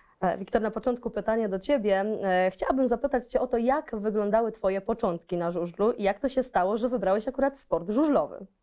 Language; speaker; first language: Polish; native; Polish